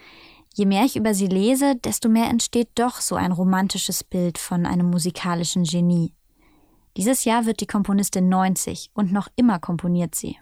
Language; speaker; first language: German; native; German